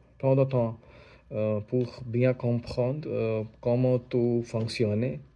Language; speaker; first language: French; non-native, learner; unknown